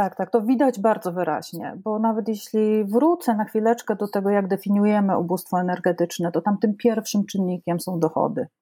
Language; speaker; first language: Polish; native; Polish